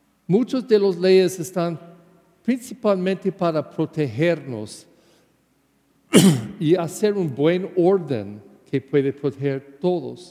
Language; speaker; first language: Spanish; non-native, learner; English